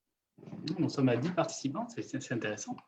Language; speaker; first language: French; native; French